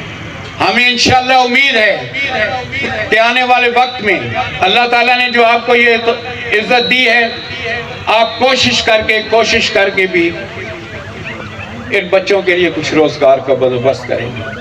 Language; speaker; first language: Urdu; non-native, local second language; Punjabi